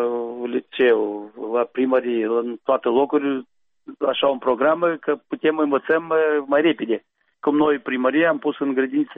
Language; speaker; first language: Romanian; non-native, local second language; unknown